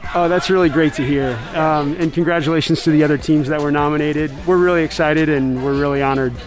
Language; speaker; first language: English; native; English